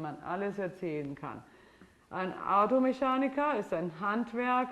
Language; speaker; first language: German; non-native, fluent; English